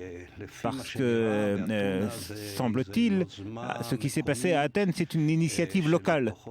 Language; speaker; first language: French; non-native, fluent; Hebrew